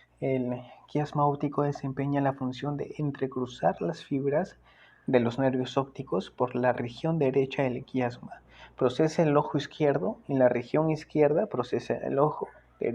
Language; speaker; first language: Spanish; native; Spanish